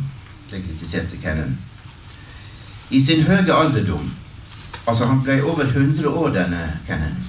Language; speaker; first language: Norwegian; native; Norwegian